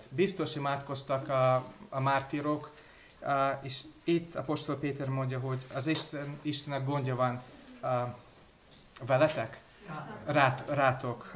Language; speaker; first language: Hungarian; non-native, learner; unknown